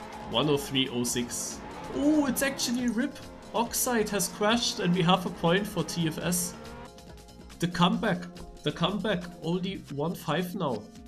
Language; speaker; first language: English; non-native, fluent; German